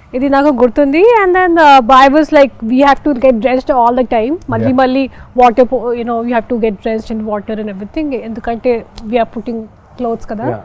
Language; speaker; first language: Telugu; non-native, fluent; Hindi